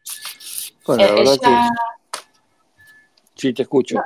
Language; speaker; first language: Spanish; native; Spanish